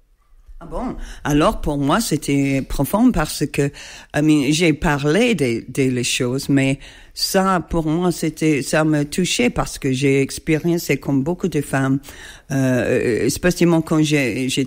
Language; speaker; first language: French; non-native, learner; English